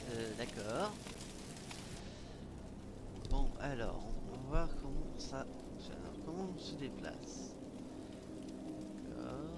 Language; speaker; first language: French; native; French